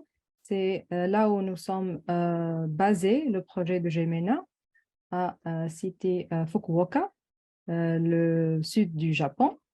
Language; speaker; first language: French; non-native, local second language; Arabic